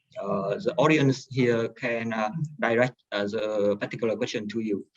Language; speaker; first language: English; non-native, fluent; Vietnamese